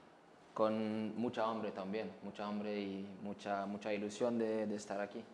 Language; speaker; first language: Spanish; non-native, learner; Arabic